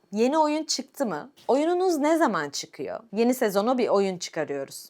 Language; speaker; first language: Turkish; native; Turkish